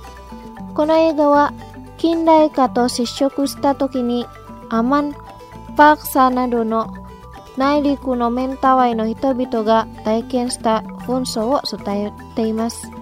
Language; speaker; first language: Japanese; non-native, fluent; Indonesian